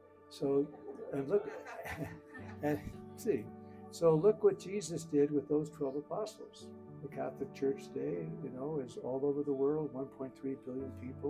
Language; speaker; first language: English; native; English